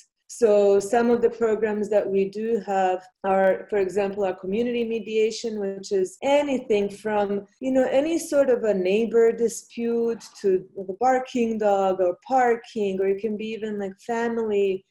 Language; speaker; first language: English; non-native, fluent; Bosnian